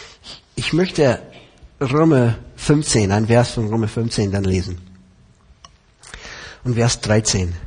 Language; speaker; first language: German; non-native, fluent; English